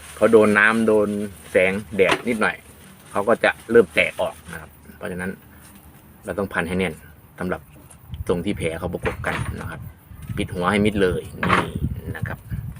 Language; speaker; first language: Thai; non-native, local second language; Northeastern Thai